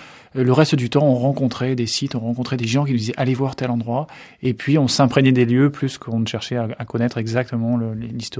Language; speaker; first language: French; native; French